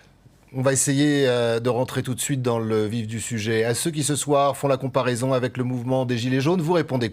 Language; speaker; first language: French; native; French